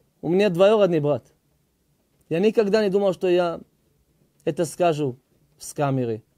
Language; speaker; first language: Russian; early bilingual, heritage; Hebrew